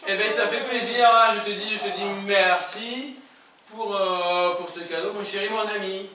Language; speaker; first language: French; native; French